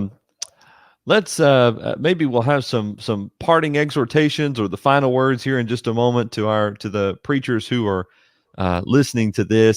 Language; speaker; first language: English; native; English